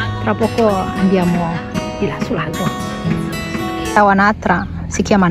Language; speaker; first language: Italian; non-native, learner; Indonesian